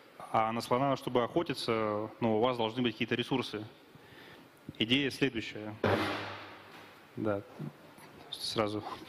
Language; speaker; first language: Russian; native; Russian